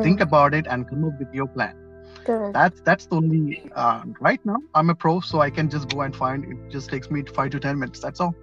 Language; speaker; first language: English; non-native, local second language; Malayalam